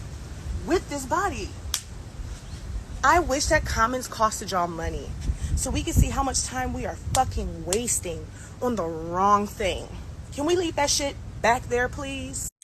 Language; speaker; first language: English; native; English